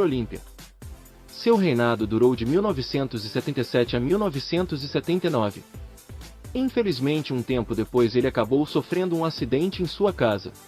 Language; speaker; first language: Portuguese; native; Portuguese